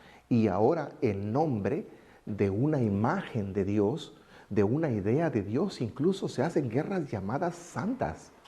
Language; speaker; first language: Spanish; native; Spanish